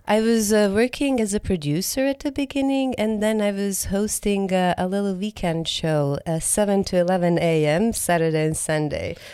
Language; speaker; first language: English; non-native, fluent; Croatian